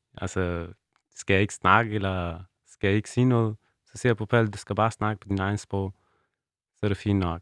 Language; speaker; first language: Danish; non-native, learner; Persian